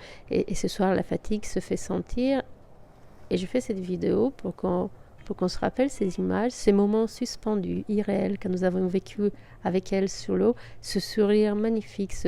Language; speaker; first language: French; native; French